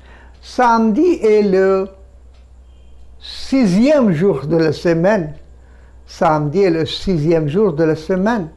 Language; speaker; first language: French; non-native, fluent; Bangla